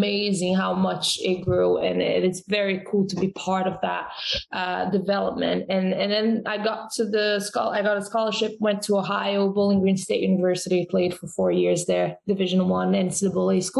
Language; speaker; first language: English; non-native, fluent; Portuguese